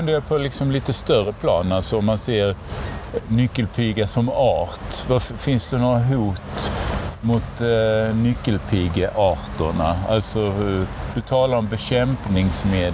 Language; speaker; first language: Swedish; native; Swedish